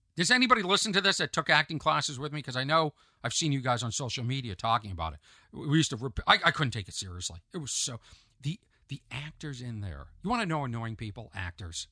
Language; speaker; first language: English; native; English